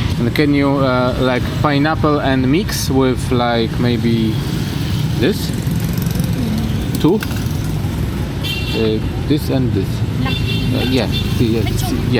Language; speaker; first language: English; non-native, learner; Polish